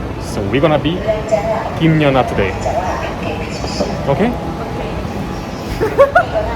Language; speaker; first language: English; non-native, learner; Korean